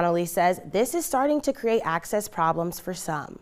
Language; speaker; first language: English; native; English